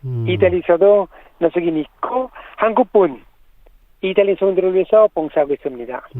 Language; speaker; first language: Korean; non-native, learner; Italian